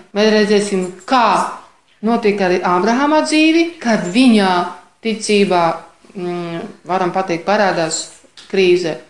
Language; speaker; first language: Latvian; non-native, fluent; Polish